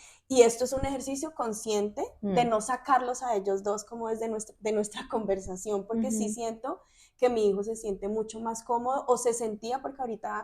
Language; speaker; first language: Spanish; native; Spanish